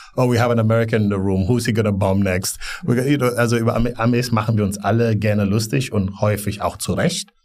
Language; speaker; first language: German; non-native, fluent; Wolof